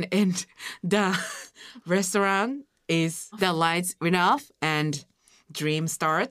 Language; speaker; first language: English; non-native, learner; Japanese